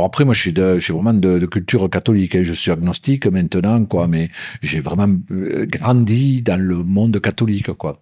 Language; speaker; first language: French; native; French